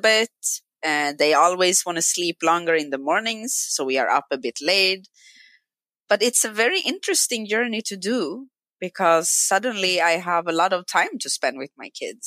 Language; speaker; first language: English; non-native, fluent; Swedish